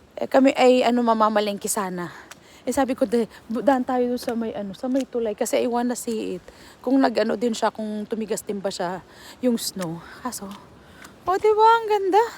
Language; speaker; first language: Filipino; native; Filipino